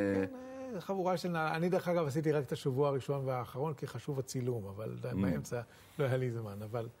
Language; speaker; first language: Hebrew; native; Hebrew